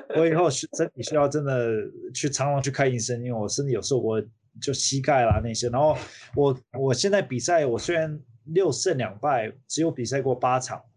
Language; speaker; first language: Chinese; early bilingual, heritage; Chinese